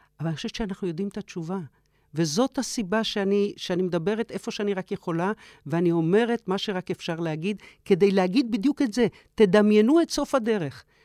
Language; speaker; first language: Hebrew; early bilingual, other home language; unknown